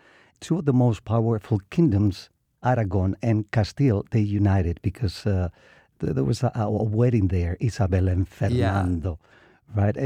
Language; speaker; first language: English; non-native, fluent; Spanish